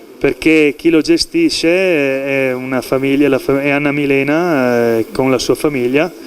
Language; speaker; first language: Italian; native; Italian